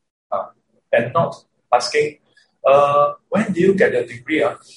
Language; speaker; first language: English; native; English